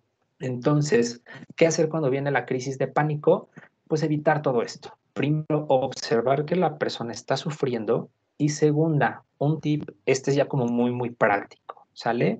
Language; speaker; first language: Spanish; native; Spanish